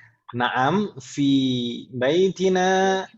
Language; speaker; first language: Arabic; non-native, fluent; Indonesian